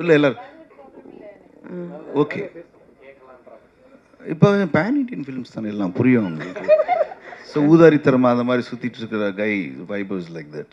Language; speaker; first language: Tamil; native; Tamil